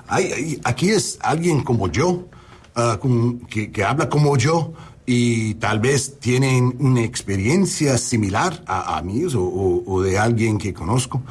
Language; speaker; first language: Spanish; non-native, learner; English